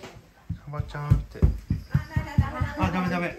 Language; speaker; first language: Japanese; native; Japanese